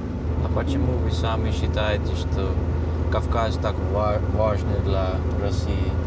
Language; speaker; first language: Russian; non-native, fluent; Dutch